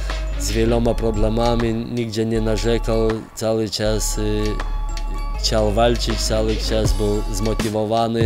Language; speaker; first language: Polish; non-native, fluent; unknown